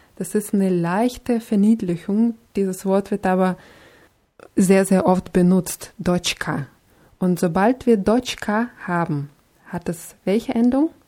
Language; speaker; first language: German; non-native, fluent; Russian